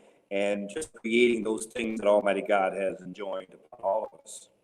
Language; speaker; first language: English; native; English